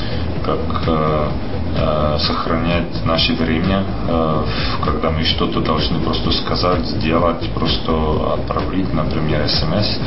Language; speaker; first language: Russian; non-native, fluent; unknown